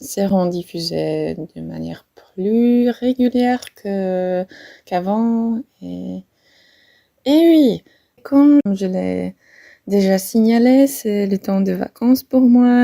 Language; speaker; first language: French; non-native, fluent; Polish